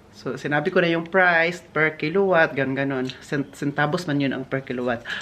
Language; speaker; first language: Filipino; non-native, local second language; Cebuano